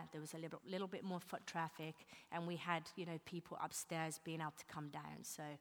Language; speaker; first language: English; native; English